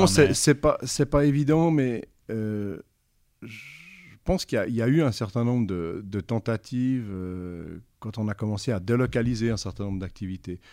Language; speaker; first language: French; native; French